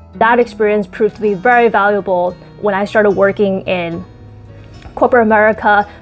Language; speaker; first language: English; early bilingual, other home language; Chinese